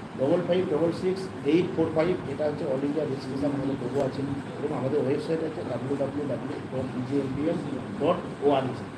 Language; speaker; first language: Bangla; non-native, local second language; Santali